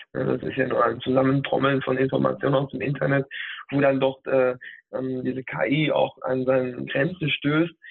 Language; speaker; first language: German; native; German